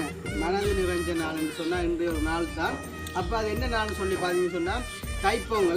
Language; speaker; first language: Tamil; native; Tamil